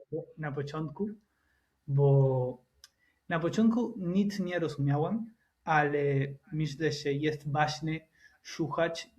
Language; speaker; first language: Polish; non-native, learner; Spanish